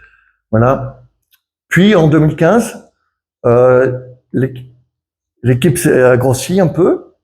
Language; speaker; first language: French; native; French